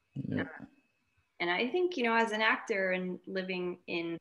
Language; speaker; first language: English; native; English